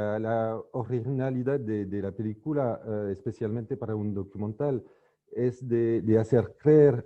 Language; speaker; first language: Spanish; non-native, fluent; French